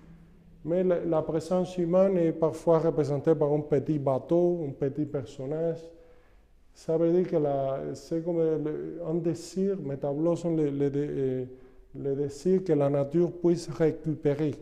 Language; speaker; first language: French; non-native, fluent; Spanish